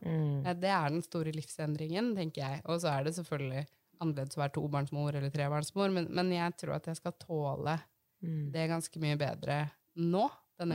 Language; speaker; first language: Norwegian; native; Norwegian